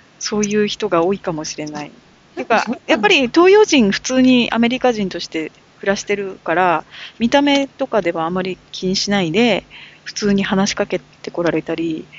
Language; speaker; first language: Japanese; native; Japanese